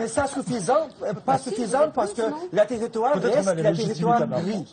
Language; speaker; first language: French; non-native, fluent; Russian